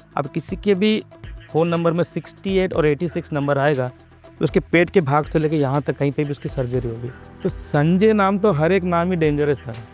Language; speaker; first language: Hindi; non-native, local second language; Telugu